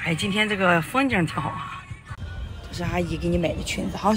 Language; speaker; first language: Chinese; native; Chinese